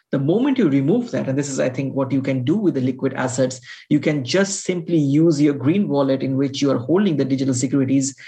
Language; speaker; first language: English; non-native, local second language; Bangla